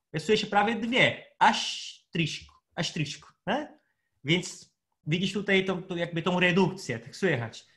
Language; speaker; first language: Polish; non-native, fluent; Portuguese